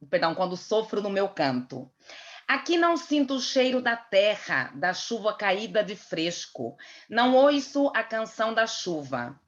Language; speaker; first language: Portuguese; native; Portuguese